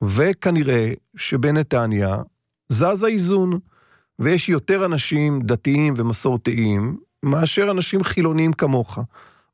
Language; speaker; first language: Hebrew; native; Hebrew